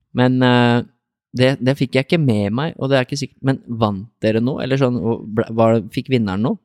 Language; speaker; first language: Norwegian; native; Norwegian